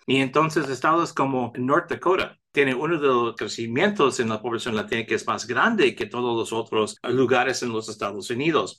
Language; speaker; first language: Spanish; early bilingual, heritage; English